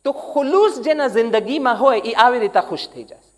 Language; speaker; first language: Gujarati; non-native, learner; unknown